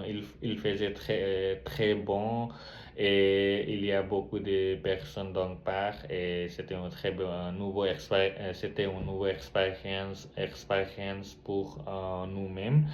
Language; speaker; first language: French; non-native, learner; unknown